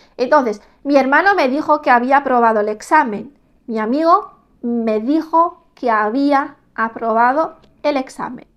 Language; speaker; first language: Spanish; non-native, fluent; Arabic